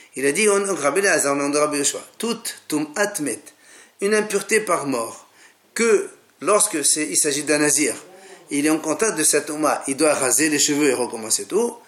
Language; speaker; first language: French; native; French